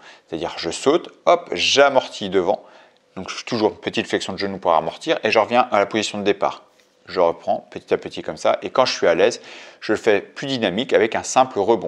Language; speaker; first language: French; native; French